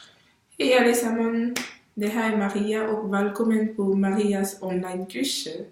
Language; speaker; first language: Swedish; non-native, fluent; French